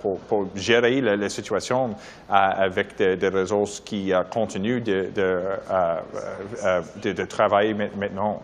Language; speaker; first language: French; non-native, learner; English